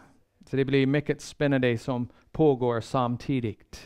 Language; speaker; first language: Swedish; non-native, fluent; English